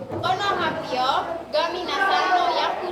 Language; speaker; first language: Japanese; non-native, learner; Indonesian